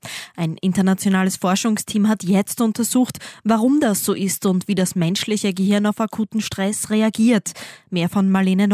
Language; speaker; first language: German; native; German